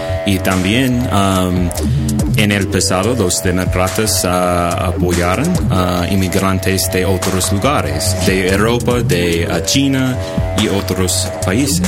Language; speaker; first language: Spanish; non-native, learner; English